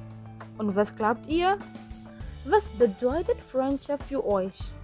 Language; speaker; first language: German; non-native, learner; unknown